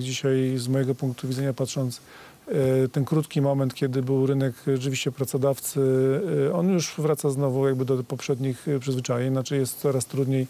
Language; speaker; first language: Polish; native; Polish